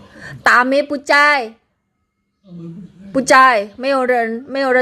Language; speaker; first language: Chinese; non-native, learner; Javanese